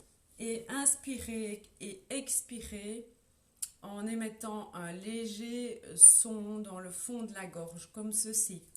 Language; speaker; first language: French; native; French